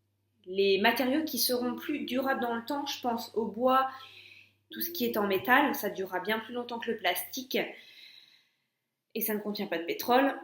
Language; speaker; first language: French; native; French